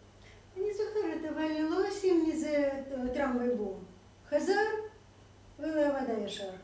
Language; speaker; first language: Hebrew; non-native, fluent; Russian